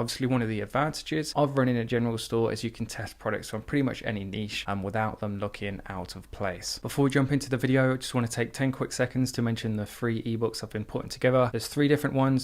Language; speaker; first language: English; native; English